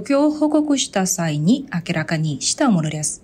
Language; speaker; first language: Japanese; non-native, fluent; Indonesian